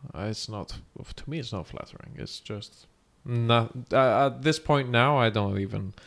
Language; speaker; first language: English; non-native, fluent; Greek